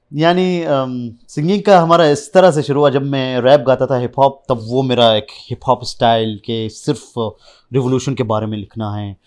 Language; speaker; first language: Urdu; early bilingual, heritage; Urdu